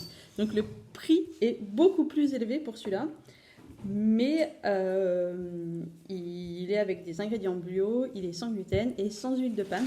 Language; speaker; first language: French; native; French